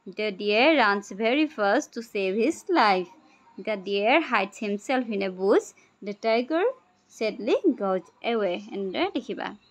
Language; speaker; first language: English; non-native, local second language; Assamese